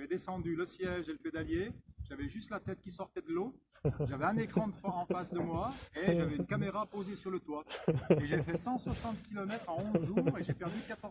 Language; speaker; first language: French; native; French